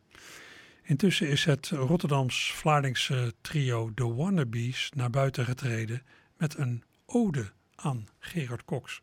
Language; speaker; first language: Dutch; native; Dutch